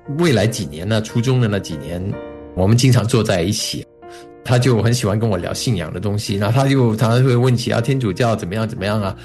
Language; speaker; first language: Chinese; native; Chinese